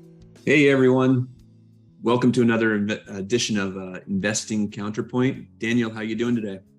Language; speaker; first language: English; native; English